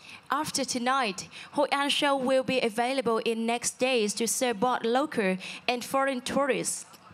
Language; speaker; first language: English; non-native, fluent; Vietnamese